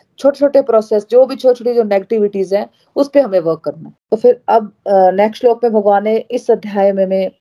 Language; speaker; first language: Hindi; native; Hindi